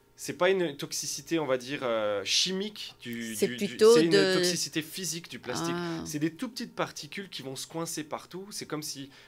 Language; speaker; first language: French; native; French